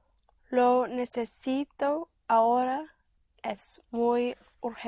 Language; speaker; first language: Spanish; non-native, learner; English